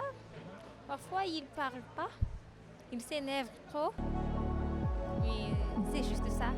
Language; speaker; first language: French; non-native, local second language; Malagasy